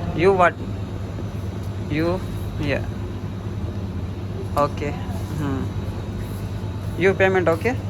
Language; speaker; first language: English; non-native, learner; Urdu